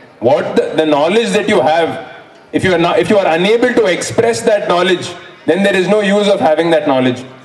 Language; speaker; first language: English; non-native, local second language; Kannada